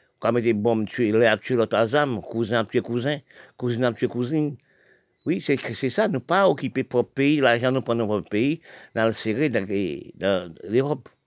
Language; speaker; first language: French; non-native, local second language; Haitian Creole